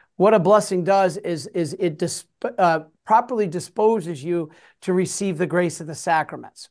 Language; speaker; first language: English; native; English